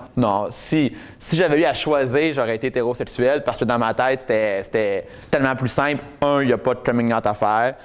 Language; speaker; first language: French; native; French